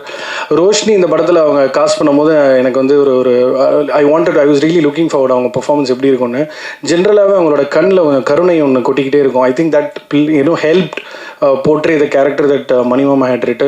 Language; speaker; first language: Tamil; native; Tamil